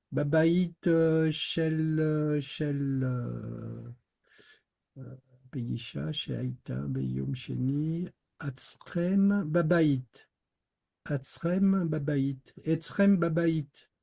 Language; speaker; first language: Hebrew; non-native, learner; French